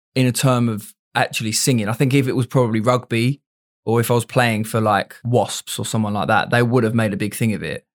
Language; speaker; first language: English; native; English